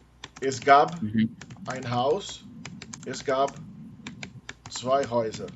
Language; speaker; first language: German; non-native, fluent; Portuguese